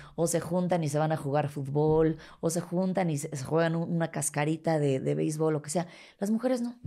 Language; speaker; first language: Spanish; native; Spanish